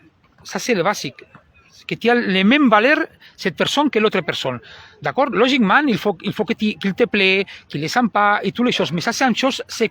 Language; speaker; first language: French; non-native, learner; Spanish